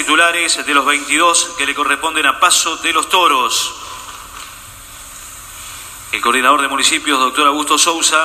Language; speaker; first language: Spanish; native; Spanish